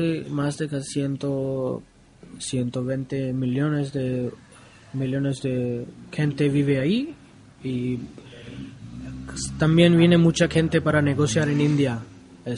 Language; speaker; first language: Spanish; non-native, learner; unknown